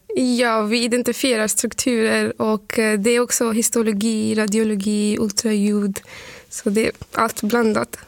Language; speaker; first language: Swedish; non-native, fluent; Urdu